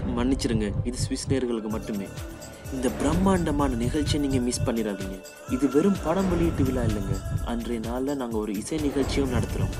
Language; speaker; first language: Tamil; early bilingual, heritage; Tamil